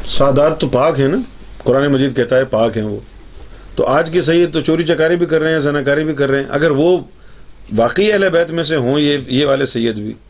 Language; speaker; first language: Urdu; native; Urdu